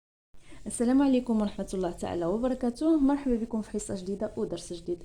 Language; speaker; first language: Arabic; native; Arabic